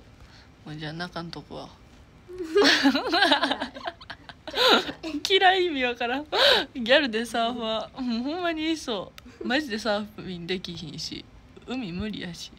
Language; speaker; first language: Japanese; native; Japanese